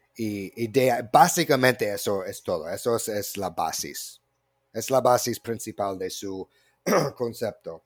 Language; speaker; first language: Spanish; non-native, fluent; English